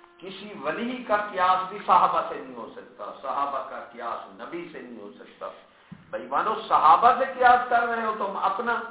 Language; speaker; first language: Urdu; non-native, local second language; Punjabi